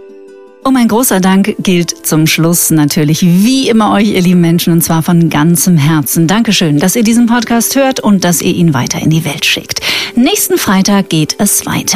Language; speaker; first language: German; native; German